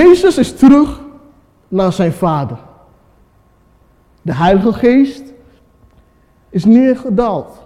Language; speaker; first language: Dutch; non-native, fluent; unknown